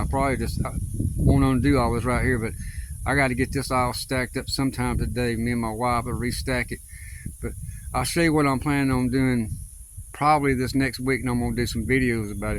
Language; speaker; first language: English; native; English